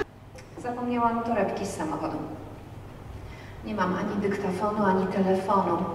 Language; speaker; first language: Polish; native; Polish